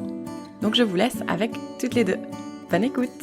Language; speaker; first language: French; native; French